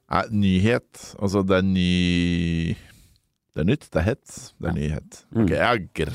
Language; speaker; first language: Norwegian; native; Norwegian